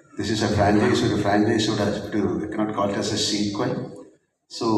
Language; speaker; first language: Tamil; non-native, learner; Malayalam